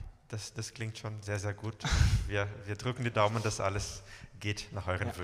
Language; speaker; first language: German; native; German